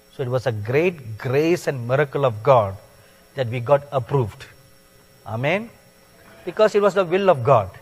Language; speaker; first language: English; non-native, local second language; Tamil